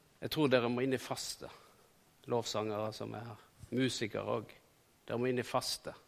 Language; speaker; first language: Norwegian; native; Norwegian